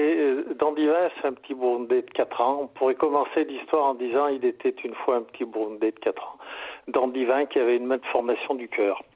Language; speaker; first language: French; native; French